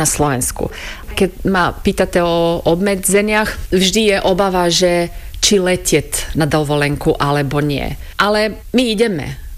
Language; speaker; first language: Slovak; non-native, fluent; Croatian